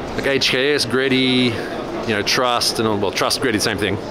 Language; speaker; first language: English; native; English